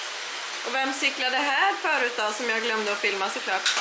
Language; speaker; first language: Swedish; native; Swedish